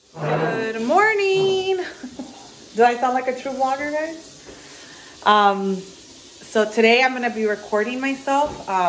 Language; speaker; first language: English; early bilingual, other home language; Spanish